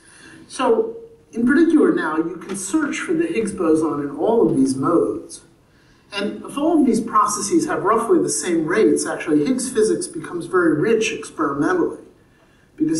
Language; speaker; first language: English; native; English